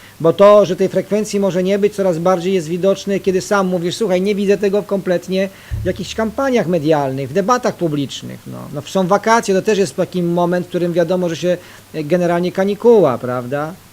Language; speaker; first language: Polish; native; Polish